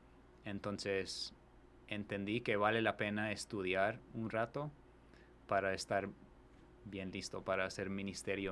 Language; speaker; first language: Spanish; non-native, fluent; English